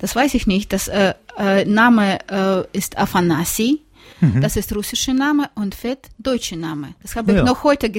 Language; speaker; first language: German; non-native, learner; Russian